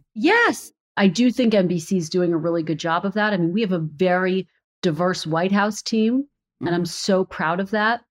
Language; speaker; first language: English; native; English